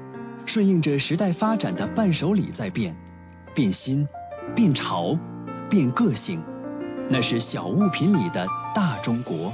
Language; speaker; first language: Chinese; native; Chinese